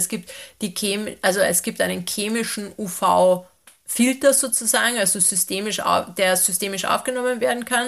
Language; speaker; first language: German; native; German